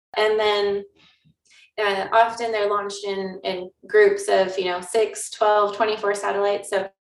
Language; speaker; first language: English; native; English